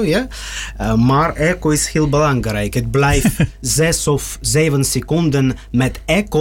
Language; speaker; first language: Dutch; non-native, learner; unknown